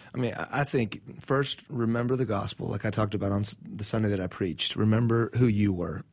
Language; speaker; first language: English; non-native, fluent; Persian